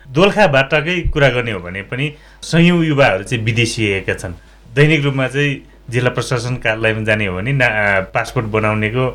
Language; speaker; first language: Nepali; native; Nepali